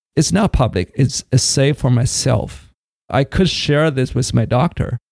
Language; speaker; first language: English; non-native, fluent; Chinese